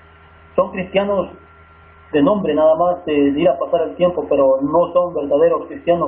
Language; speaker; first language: Spanish; native; Spanish